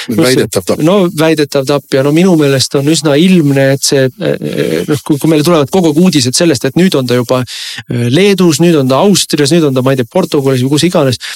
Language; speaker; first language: Estonian; native; Estonian